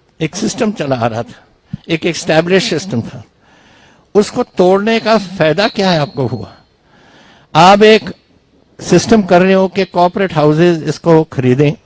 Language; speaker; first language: Hindi; non-native, local second language; Punjabi